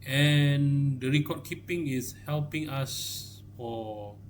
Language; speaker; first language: English; non-native, local second language; Malay